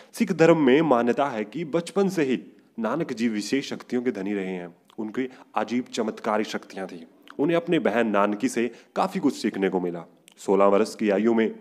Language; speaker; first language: Hindi; non-native, local second language; Punjabi